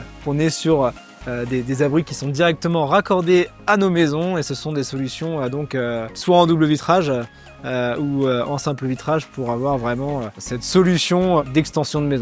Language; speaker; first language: French; native; French